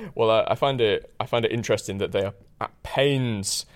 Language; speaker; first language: English; native; English